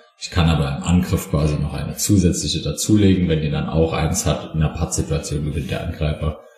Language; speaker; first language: German; native; German